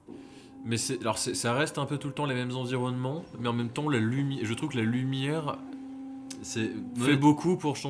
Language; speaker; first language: French; native; French